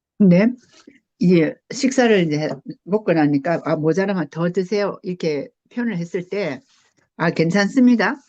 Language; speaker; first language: Korean; native; Korean